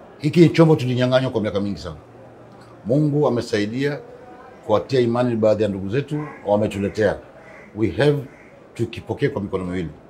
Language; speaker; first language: Swahili; non-native, local second language; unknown